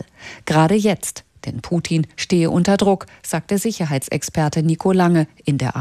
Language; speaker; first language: German; native; German